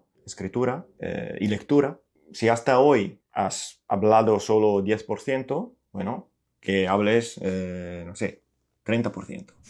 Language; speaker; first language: Spanish; non-native, fluent; Italian